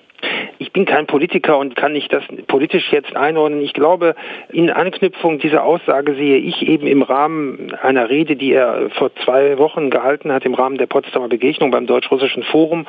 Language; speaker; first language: German; native; German